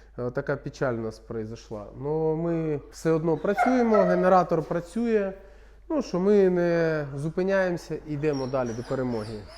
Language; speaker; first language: Ukrainian; non-native, local second language; Russian